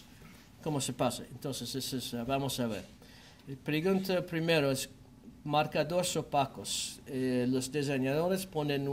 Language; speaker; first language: Spanish; non-native, learner; English